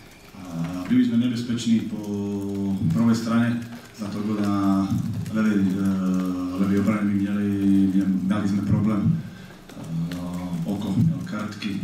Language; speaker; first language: Polish; non-native, learner; Slovak